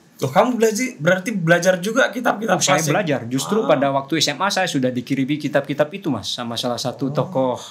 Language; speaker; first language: Indonesian; non-native, local second language; Madurese